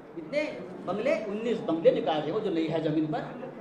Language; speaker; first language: Hindi; non-native, local second language; Marathi